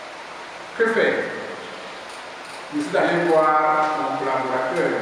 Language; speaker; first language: French; non-native, local second language; Basaa